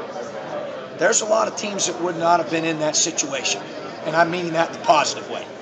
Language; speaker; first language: English; native; English